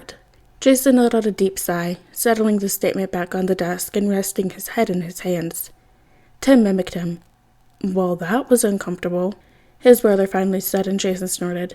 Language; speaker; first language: English; native; English